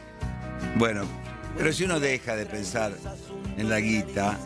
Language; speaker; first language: Spanish; native; Spanish